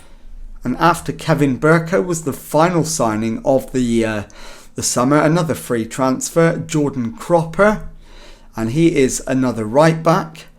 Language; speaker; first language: English; native; English